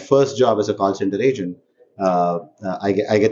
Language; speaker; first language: English; non-native, local second language; Kannada